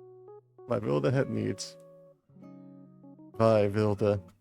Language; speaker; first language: Dutch; non-native, learner; English